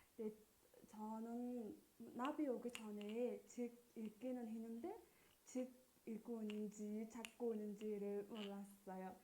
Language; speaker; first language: Korean; non-native, learner; Mongolian